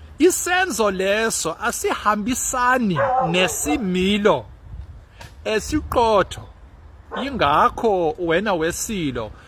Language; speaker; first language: Zulu; non-native, local second language; Afrikaans